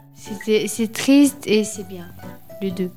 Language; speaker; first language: French; non-native, learner; Arabic